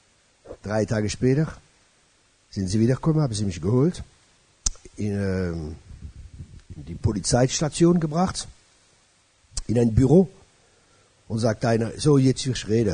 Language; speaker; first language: German; non-native, fluent; French